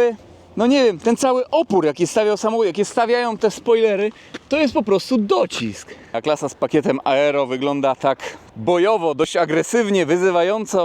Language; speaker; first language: Polish; native; Polish